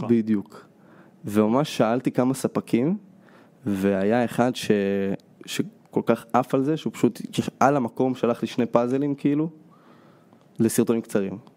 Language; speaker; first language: Hebrew; early bilingual, other home language; Russian